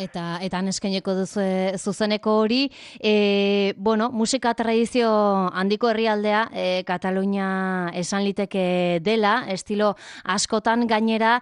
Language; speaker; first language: Basque; native; Basque